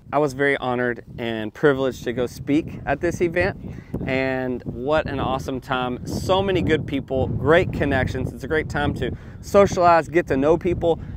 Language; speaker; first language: English; native; English